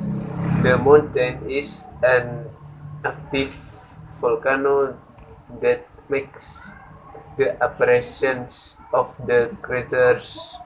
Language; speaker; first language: English; non-native, learner; Indonesian